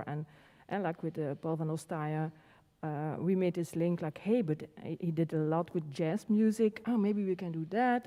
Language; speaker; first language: English; non-native, fluent; Dutch